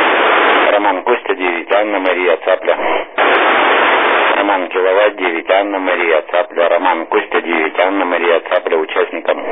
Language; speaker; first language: Russian; native; Russian